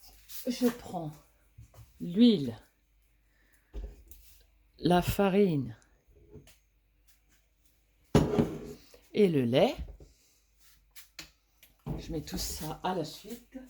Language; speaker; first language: French; native; French